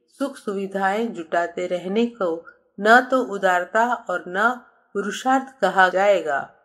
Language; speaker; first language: Hindi; native; Hindi